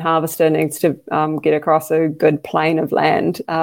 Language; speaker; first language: English; native; English